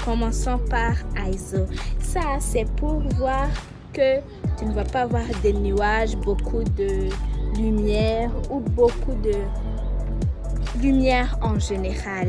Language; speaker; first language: French; non-native, local second language; Kinyarwanda